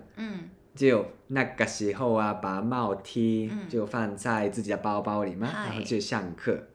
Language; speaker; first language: Chinese; non-native, fluent; Japanese